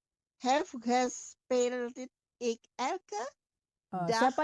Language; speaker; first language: Dutch; non-native, learner; Indonesian